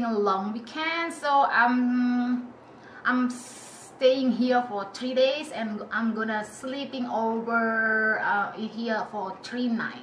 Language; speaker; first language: English; non-native, learner; Indonesian